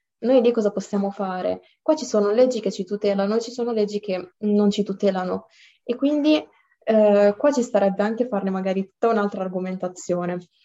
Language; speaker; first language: Italian; early bilingual, other home language; Arabic